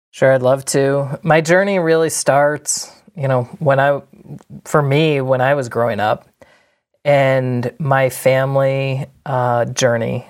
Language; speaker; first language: English; native; English